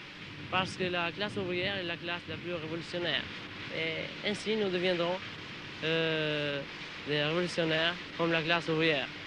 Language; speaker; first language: French; non-native, learner; Albanian